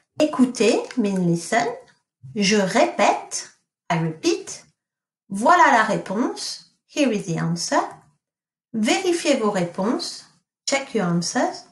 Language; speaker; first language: French; non-native, fluent; English